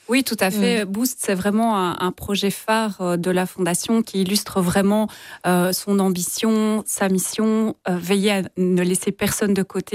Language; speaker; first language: French; native; French